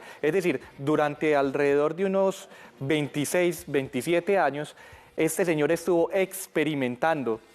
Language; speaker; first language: Spanish; native; Spanish